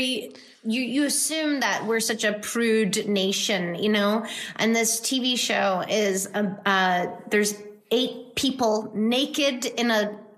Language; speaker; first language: English; native; English